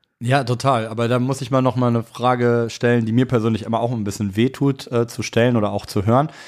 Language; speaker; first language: German; native; German